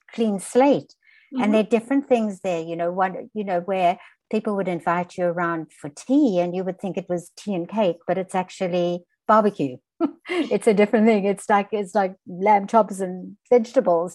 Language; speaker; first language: English; native; English